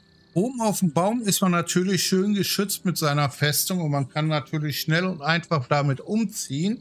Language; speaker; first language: German; native; German